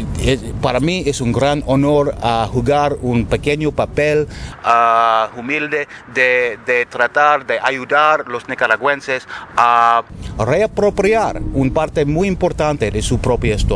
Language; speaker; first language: Spanish; non-native, fluent; English